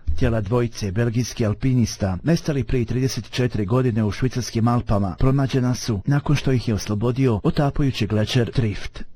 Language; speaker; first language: Bosnian; native; Bosnian